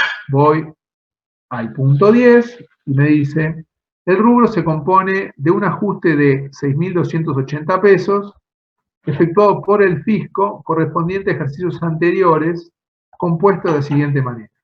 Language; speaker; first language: Spanish; native; Spanish